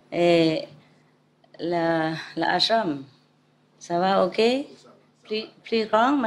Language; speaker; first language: French; non-native, learner; Vietnamese